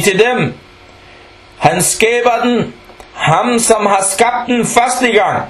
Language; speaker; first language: Danish; non-native, fluent; Arabic